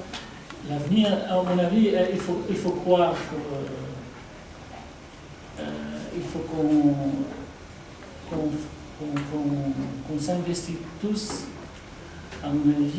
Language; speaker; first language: French; non-native, fluent; Arabic